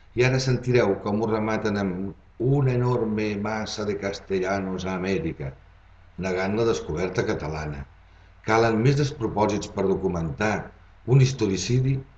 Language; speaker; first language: Catalan; native; Catalan